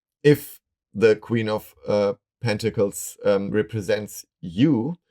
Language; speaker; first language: English; non-native, fluent; German